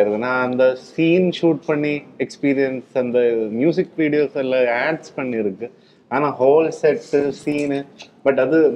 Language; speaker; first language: Tamil; non-native, learner; Malayalam